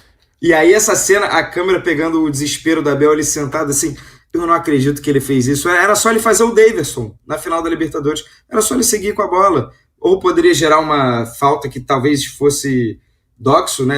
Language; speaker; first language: Portuguese; native; Portuguese